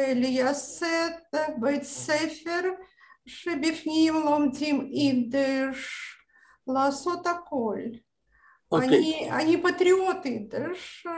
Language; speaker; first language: Hebrew; non-native, learner; Russian